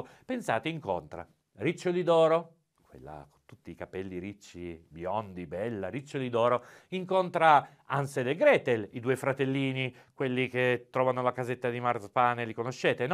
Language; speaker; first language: Italian; native; Italian